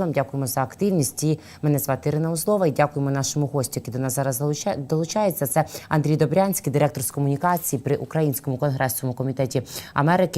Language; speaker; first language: Ukrainian; native; Ukrainian